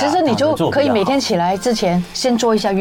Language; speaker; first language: Chinese; native; Chinese